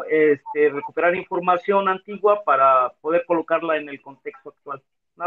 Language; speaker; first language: Spanish; native; Spanish